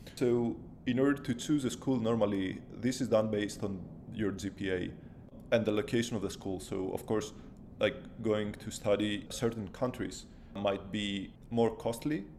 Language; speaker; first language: English; non-native, fluent; Greek